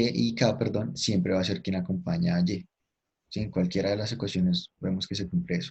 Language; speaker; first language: Spanish; native; Spanish